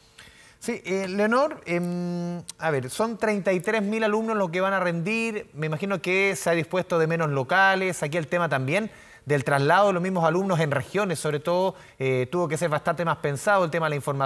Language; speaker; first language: Spanish; native; Spanish